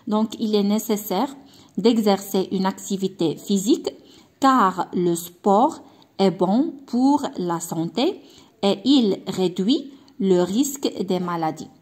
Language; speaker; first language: French; non-native, local second language; Arabic